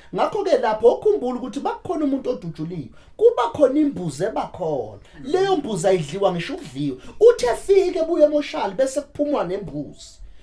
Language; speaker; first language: Zulu; native; Zulu